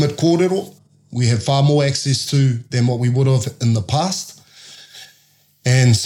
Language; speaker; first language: English; native; English